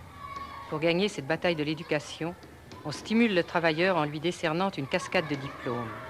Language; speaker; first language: French; native; French